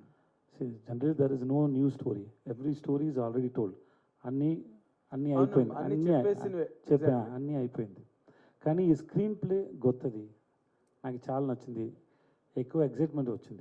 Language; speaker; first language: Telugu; non-native, learner; Tamil